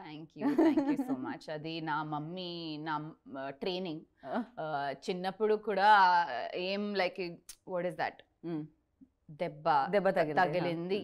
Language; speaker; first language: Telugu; non-native, learner; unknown